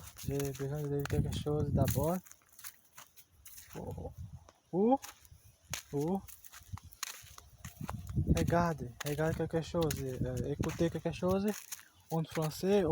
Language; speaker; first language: French; non-native, learner; Portuguese